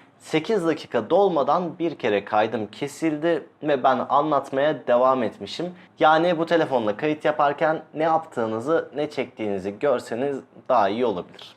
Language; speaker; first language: Turkish; native; Turkish